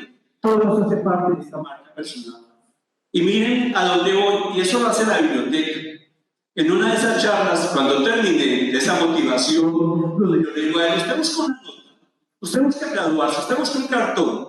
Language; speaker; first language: Spanish; native; Spanish